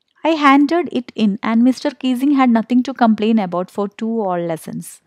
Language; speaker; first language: English; non-native, local second language; Malayalam